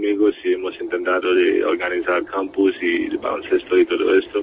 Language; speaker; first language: Spanish; non-native, fluent; Haitian Creole